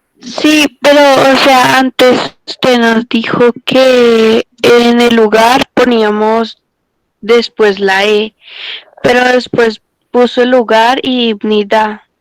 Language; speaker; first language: Spanish; non-native, learner; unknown